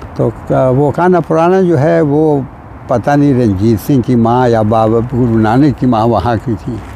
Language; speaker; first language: Urdu; non-native, local second language; Punjabi